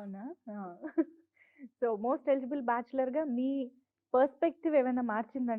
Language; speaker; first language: Telugu; native; Telugu